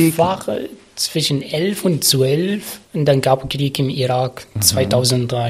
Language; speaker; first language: German; non-native, learner; Arabic